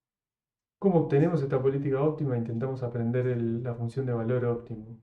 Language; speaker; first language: Spanish; native; Spanish